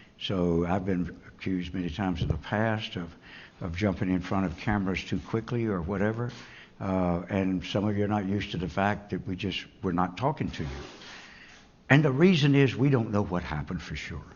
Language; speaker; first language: English; native; English